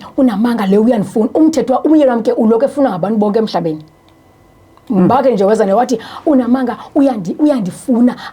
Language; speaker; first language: Zulu; non-native, local second language; Xhosa